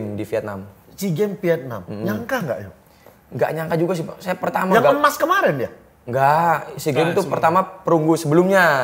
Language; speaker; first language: Indonesian; native; Indonesian